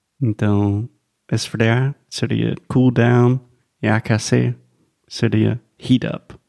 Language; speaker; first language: Portuguese; non-native, fluent; English